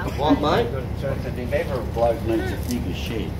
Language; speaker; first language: English; native; English